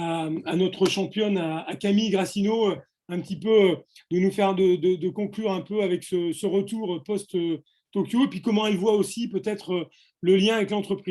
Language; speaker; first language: French; native; French